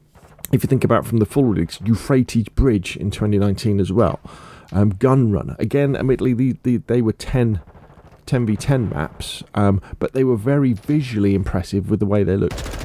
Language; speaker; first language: English; native; English